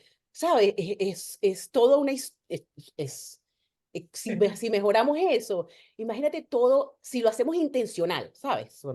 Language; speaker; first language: Spanish; native; Spanish